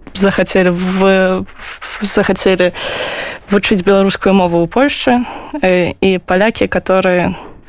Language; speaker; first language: Belarusian; non-native, local second language; Russian